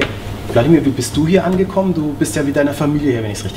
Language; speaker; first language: German; native; German